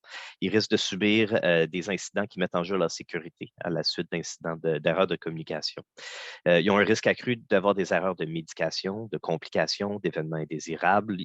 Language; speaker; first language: French; native; French